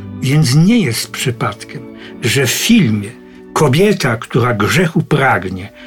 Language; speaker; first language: Polish; native; Polish